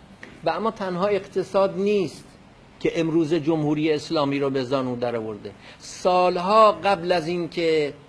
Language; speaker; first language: Persian; non-native, local second language; Kurdish